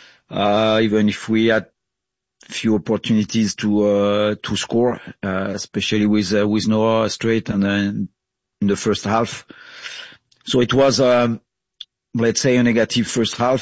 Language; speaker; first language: English; non-native, fluent; French